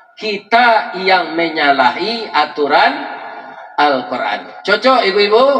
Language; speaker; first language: Malay; non-native, local second language; Minangkabau